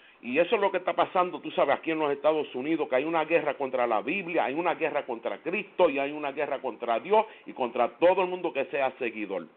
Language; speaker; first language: Spanish; non-native, fluent; English